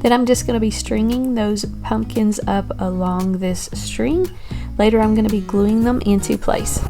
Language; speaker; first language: English; native; English